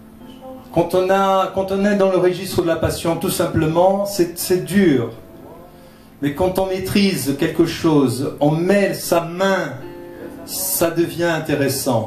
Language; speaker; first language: French; non-native, fluent; Portuguese